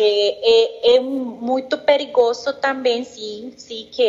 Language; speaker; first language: Portuguese; non-native, learner; Spanish